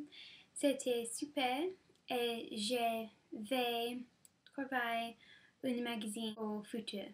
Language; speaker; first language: French; non-native, learner; English